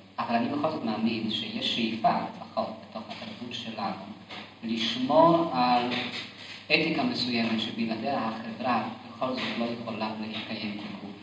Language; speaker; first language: Hebrew; non-native, fluent; Yiddish